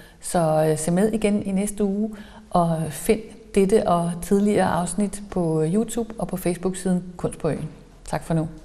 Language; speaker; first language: Danish; native; Danish